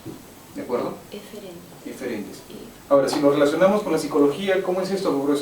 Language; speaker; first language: Spanish; native; Spanish